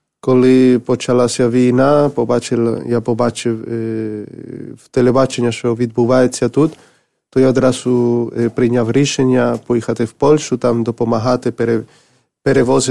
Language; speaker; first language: Ukrainian; non-native, learner; Spanish